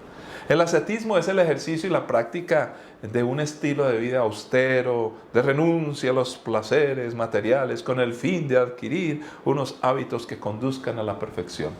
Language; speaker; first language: Spanish; native; Spanish